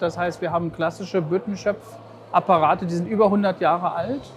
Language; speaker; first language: German; native; German